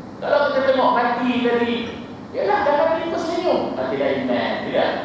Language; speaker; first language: Malay; native; Malay